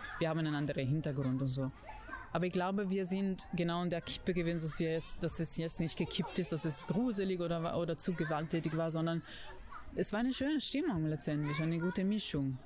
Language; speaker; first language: German; non-native, fluent; Italian